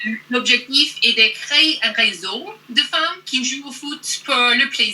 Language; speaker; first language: French; non-native, learner; English